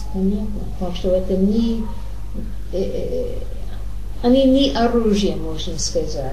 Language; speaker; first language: Russian; non-native, learner; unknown